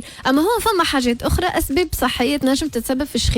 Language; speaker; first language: Arabic; native; Arabic